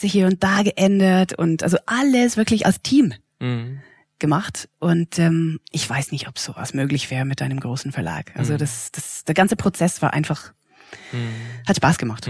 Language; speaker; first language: German; non-native, fluent; English